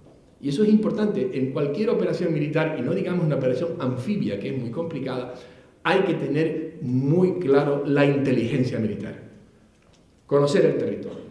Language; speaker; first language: Spanish; native; Spanish